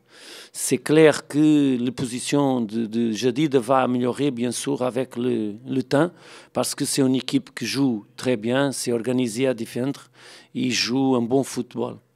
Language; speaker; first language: French; non-native, fluent; Portuguese